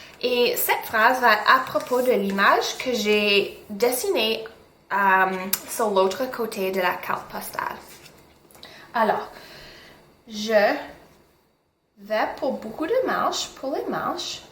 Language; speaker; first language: French; non-native, local second language; English